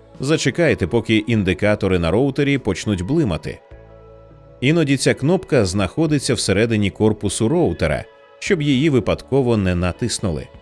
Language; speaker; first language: Ukrainian; native; Ukrainian